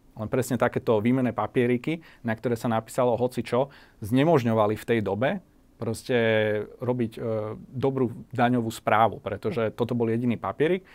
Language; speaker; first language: Slovak; native; Slovak